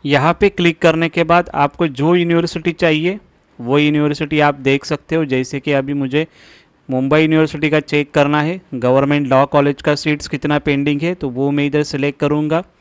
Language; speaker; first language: Hindi; non-native, local second language; Marathi